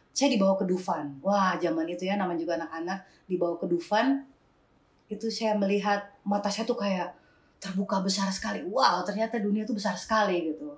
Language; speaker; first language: Indonesian; native; Indonesian